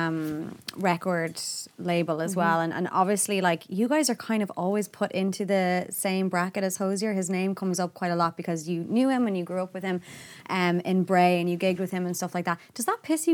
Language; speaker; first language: English; native; English